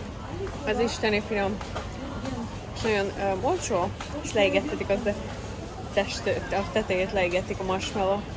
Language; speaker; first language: Hungarian; early bilingual, heritage; Hungarian